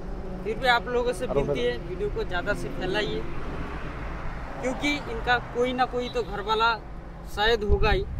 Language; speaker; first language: Hindi; non-native, local second language; Bangla